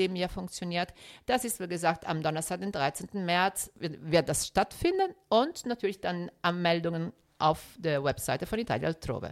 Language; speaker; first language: German; non-native, fluent; Italian